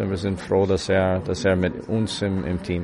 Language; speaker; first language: German; non-native, fluent; English